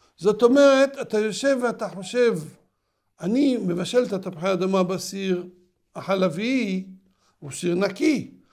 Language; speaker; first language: Hebrew; native; Hebrew